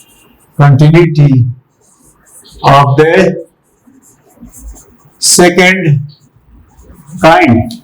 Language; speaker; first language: English; non-native, local second language; Hindi